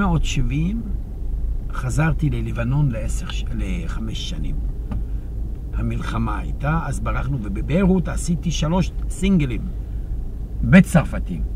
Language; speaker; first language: Hebrew; non-native, fluent; French